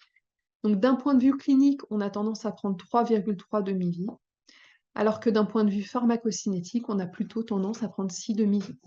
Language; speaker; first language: French; native; French